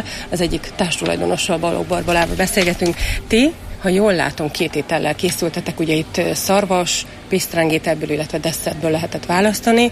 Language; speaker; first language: Hungarian; native; Hungarian